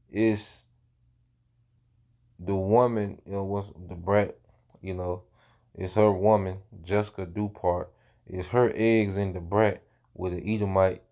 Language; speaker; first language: English; native; English